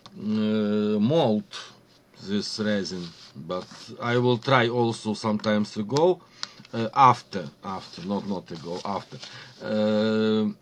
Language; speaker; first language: English; non-native, learner; Ukrainian